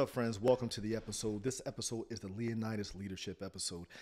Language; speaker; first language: English; native; English